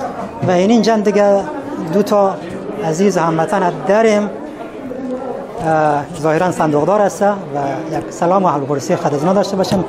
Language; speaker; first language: Persian; native; Persian